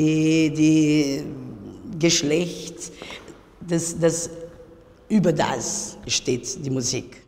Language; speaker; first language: German; non-native, fluent; Portuguese